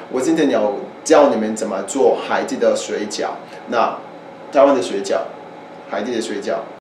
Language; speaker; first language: Chinese; non-native, learner; Haitian Creole